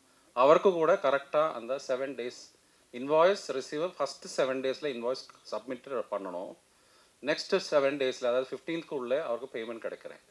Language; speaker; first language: Tamil; non-native, fluent; Malayalam